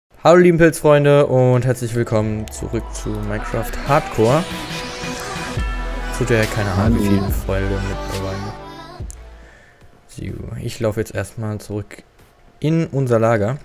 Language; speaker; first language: German; native; German